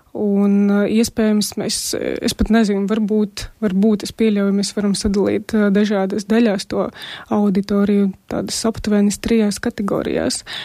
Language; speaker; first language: Latvian; non-native, local second language; Russian